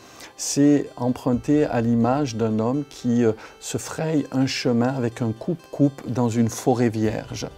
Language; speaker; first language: French; native; French